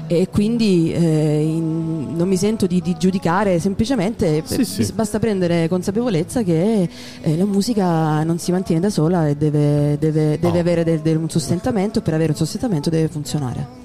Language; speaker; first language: Italian; native; Italian